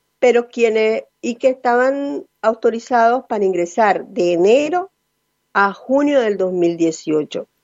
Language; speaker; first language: Spanish; native; Spanish